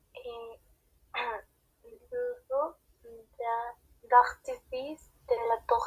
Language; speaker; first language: French; non-native, learner; Spanish